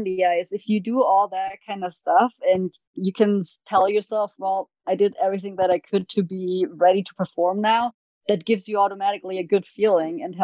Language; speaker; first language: English; non-native, fluent; German